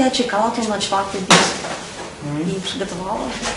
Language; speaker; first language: Polish; non-native, fluent; Russian